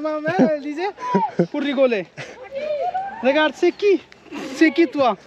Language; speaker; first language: French; non-native, fluent; Hindi